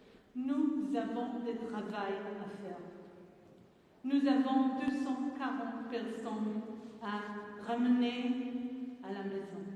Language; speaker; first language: French; non-native, fluent; Hebrew